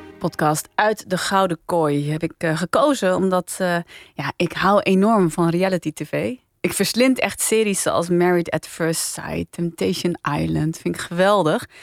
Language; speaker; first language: Dutch; native; Dutch